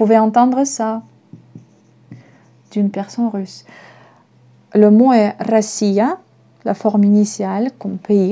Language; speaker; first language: French; non-native, fluent; Russian